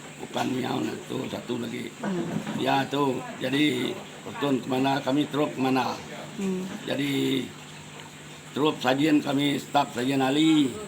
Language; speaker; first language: Malay; non-native, local second language; Iban